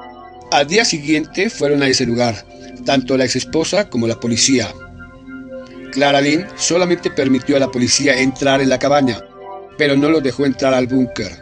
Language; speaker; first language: Spanish; native; Spanish